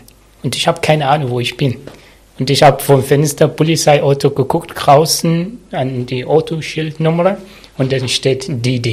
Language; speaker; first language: German; non-native, learner; Arabic